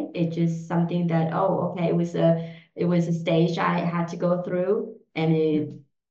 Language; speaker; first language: English; early bilingual, other home language; Vietnamese